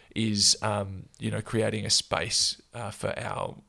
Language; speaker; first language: English; native; English